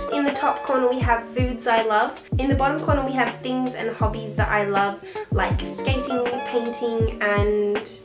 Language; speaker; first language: English; native; English